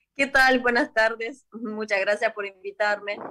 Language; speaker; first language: Spanish; non-native, fluent; Ukrainian